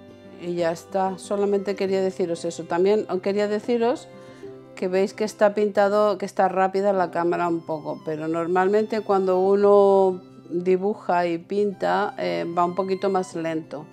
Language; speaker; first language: Spanish; native; Spanish